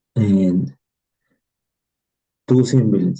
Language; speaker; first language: English; non-native, learner; Spanish